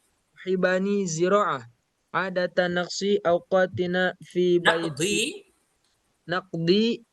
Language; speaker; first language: Arabic; non-native, learner; Indonesian